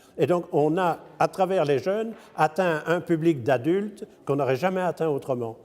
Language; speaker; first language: French; native; French